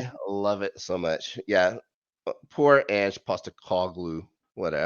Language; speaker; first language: English; native; English